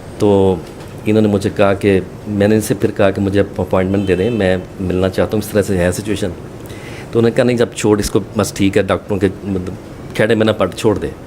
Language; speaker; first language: Urdu; native; Urdu